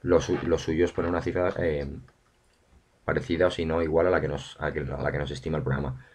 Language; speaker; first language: Spanish; native; Spanish